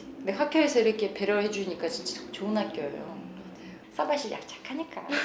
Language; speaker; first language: Korean; non-native, fluent; Uzbek